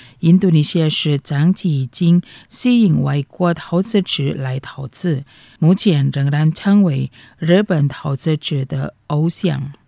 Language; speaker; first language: Chinese; non-native, fluent; Indonesian